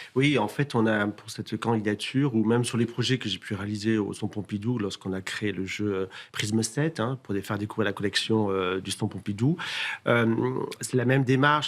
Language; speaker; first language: French; native; French